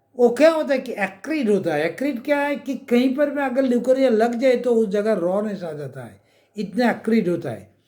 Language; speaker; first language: Hindi; non-native, local second language; Bangla